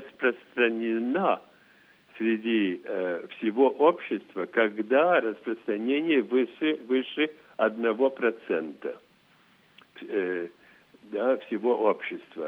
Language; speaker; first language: Russian; non-native, fluent; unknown